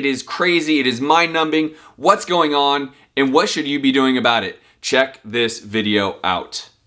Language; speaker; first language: English; native; English